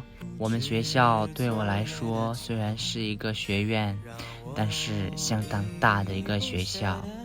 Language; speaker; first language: Chinese; non-native, fluent; Lao